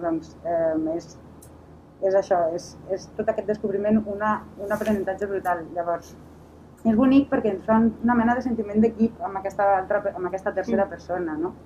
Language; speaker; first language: Catalan; native; Catalan